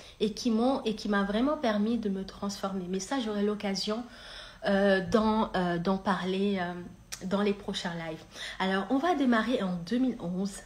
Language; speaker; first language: French; non-native, local second language; Wolof